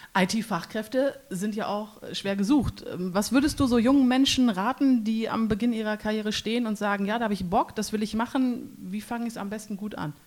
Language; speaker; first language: German; native; German